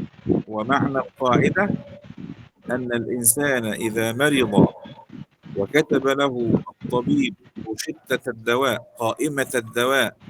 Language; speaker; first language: Arabic; native; Arabic